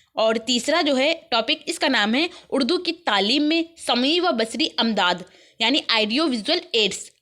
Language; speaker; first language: Urdu; native; Urdu